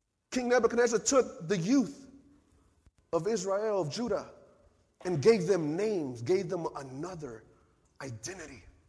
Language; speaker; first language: English; early bilingual, other home language; Spanish